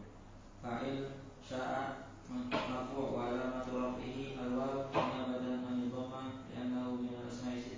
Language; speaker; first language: Arabic; non-native, learner; Indonesian